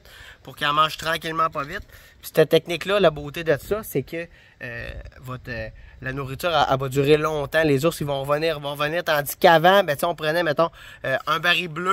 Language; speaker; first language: French; native; French